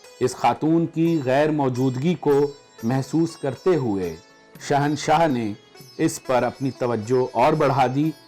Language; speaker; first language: Urdu; native; Urdu